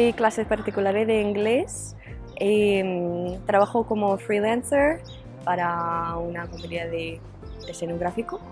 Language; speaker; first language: Spanish; non-native, fluent; English